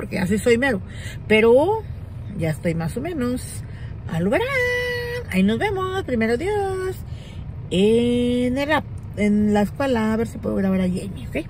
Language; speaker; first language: Spanish; native; Spanish